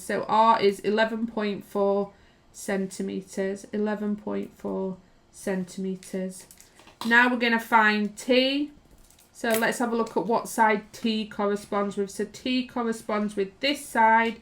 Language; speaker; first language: English; native; English